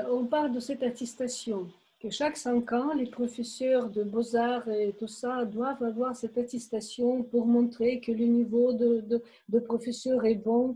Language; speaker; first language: French; non-native, learner; Ukrainian